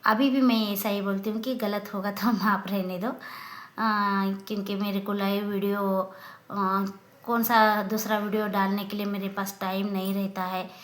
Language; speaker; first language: Hindi; non-native, local second language; Kannada